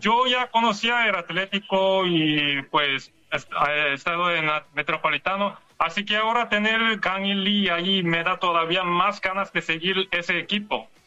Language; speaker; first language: Spanish; non-native, learner; Korean